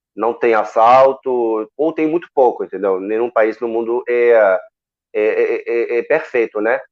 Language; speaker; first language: Portuguese; non-native, fluent; Arabic